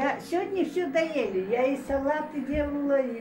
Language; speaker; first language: Russian; native; Russian